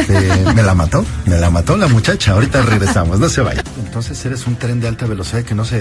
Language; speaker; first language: Spanish; native; Spanish